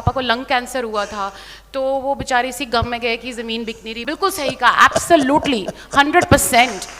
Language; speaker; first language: Hindi; native; Hindi